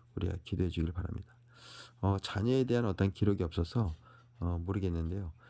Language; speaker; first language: Korean; native; Korean